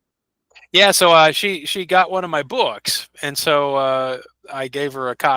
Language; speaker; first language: English; native; English